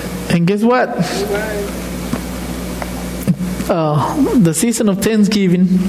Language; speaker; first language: English; non-native, fluent; Spanish